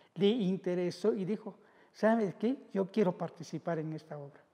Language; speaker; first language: Spanish; non-native, local second language; Zapotec